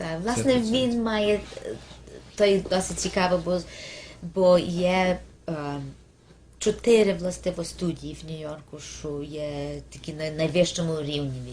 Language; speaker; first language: Ukrainian; early bilingual, heritage; Ukrainian